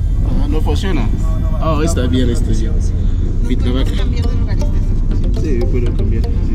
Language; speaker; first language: Spanish; non-native, learner; Haitian Creole